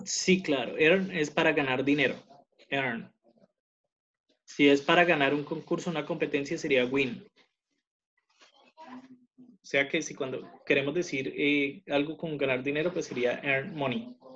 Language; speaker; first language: Spanish; native; Spanish